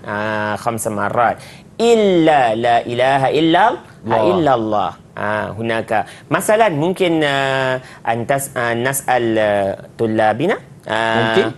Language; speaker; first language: Arabic; non-native, fluent; Malay